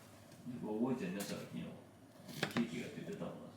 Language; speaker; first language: Japanese; native; Japanese